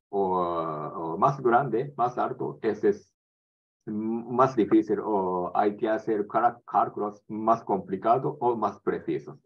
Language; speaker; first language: Spanish; non-native, learner; Japanese